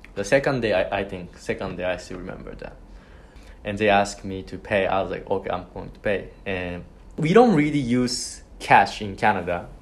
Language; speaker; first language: English; non-native, learner; Japanese